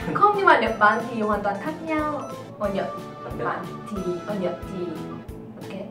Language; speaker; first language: Vietnamese; non-native, learner; Korean